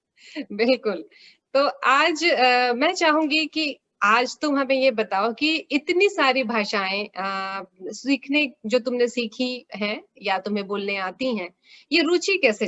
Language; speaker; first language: Hindi; native; Hindi